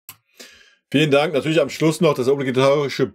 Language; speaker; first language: German; native; German